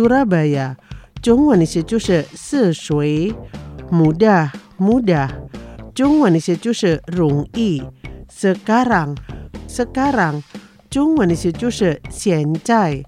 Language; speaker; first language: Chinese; early bilingual, heritage; Chinese